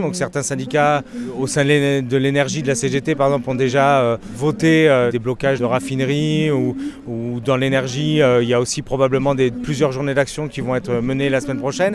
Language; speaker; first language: French; native; French